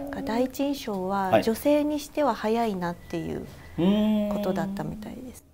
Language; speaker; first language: Japanese; native; Japanese